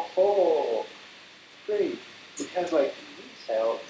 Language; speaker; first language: English; non-native, learner; Chinese